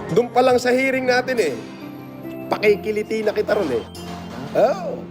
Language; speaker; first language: Filipino; native; Filipino